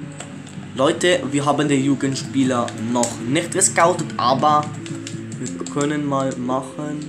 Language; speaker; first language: German; early bilingual, other home language; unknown